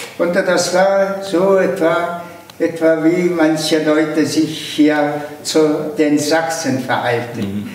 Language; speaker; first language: German; non-native, fluent; Tuvinian